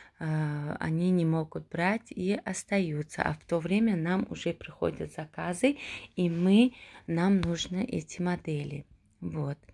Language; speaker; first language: Russian; non-native, local second language; Tajik